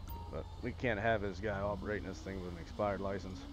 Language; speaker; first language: English; native; English